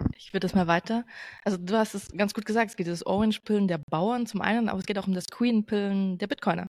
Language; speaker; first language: German; native; German